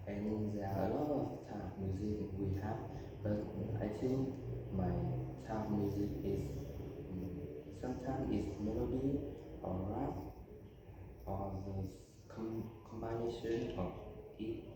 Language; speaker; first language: English; non-native, learner; Vietnamese